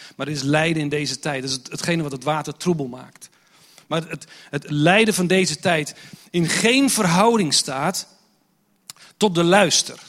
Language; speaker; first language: Dutch; non-native, fluent; English